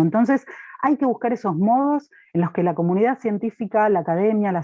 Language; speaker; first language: Spanish; native; Spanish